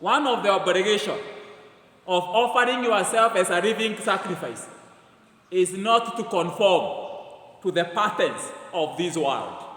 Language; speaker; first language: English; non-native, local second language; Swahili